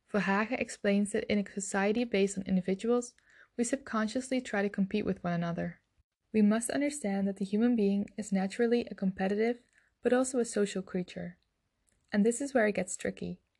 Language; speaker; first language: English; non-native, fluent; Dutch